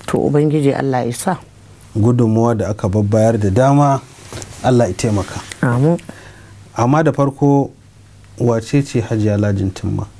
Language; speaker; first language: Hausa; native; Hausa